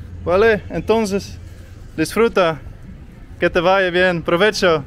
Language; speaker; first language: Spanish; non-native, learner; Dutch